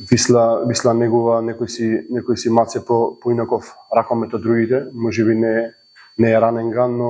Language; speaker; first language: Macedonian; native; Macedonian